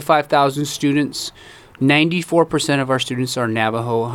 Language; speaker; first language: English; early bilingual, other home language; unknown